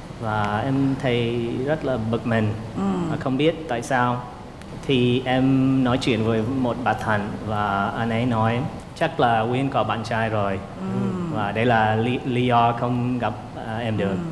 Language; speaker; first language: Vietnamese; non-native, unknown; English